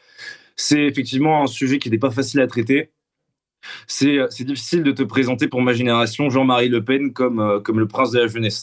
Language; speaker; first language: French; native; French